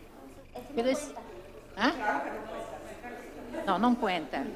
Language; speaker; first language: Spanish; non-native, fluent; Portuguese